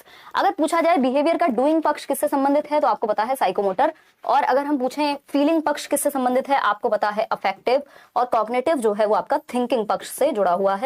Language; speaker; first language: Hindi; native; Hindi